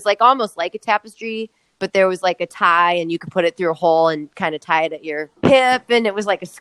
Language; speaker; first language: English; native; English